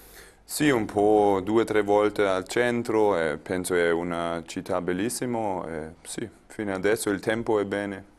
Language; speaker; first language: Italian; non-native, learner; German